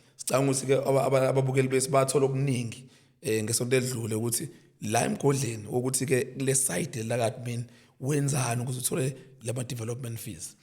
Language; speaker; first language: Zulu; native; Zulu